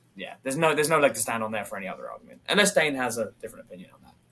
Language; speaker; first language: English; native; English